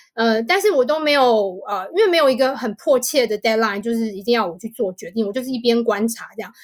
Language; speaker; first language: Chinese; native; Chinese